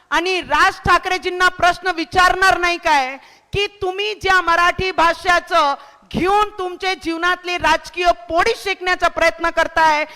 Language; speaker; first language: Marathi; non-native, local second language; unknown